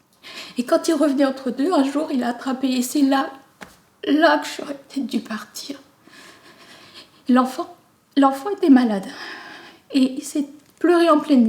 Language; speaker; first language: French; native; French